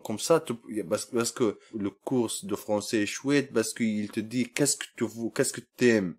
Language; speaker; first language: French; non-native, learner; Arabic